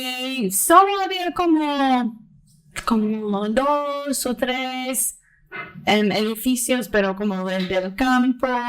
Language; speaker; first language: Spanish; early bilingual, heritage; Spanish